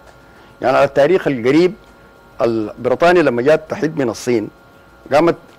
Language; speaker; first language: Arabic; native; Arabic